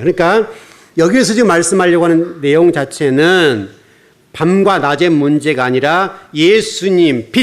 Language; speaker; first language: Korean; native; Korean